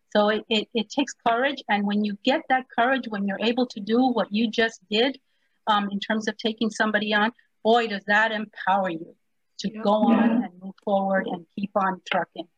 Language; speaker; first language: English; early bilingual, other home language; Spanish